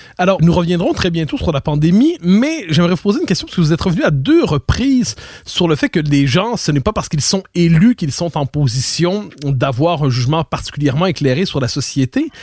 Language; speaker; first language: French; native; French